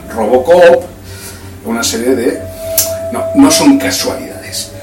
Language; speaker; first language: Spanish; native; Spanish